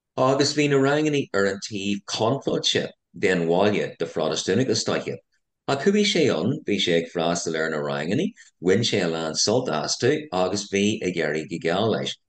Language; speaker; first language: Irish; non-native, local second language; English